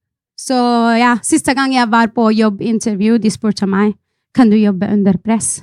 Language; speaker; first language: Norwegian; non-native, fluent; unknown